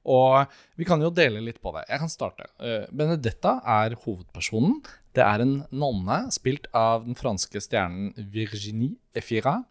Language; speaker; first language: Norwegian; native; Norwegian